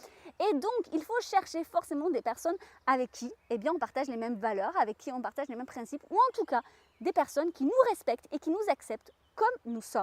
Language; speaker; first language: French; native; French